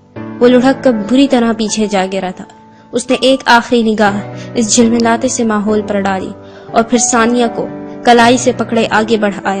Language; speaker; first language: Urdu; native; Urdu